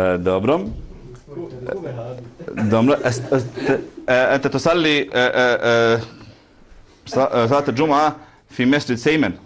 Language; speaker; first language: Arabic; non-native, fluent; Bosnian